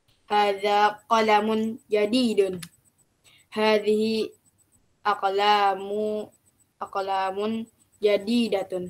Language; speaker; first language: Arabic; non-native, learner; Indonesian